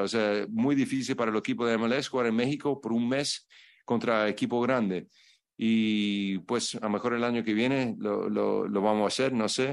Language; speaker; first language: Spanish; non-native, fluent; English